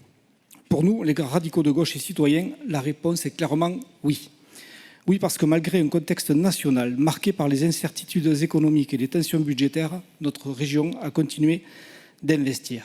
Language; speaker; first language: French; native; French